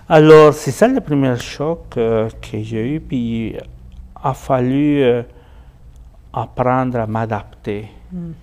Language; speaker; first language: French; non-native, fluent; Spanish